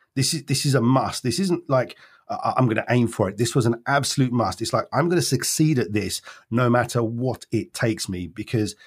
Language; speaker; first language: English; native; English